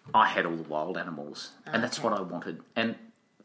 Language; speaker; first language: English; native; English